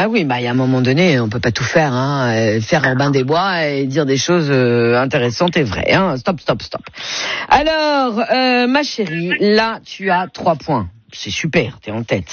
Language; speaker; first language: French; native; French